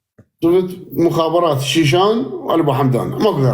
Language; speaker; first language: Arabic; native; Arabic